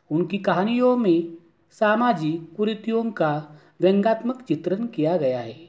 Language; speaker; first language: Hindi; non-native, local second language; Marathi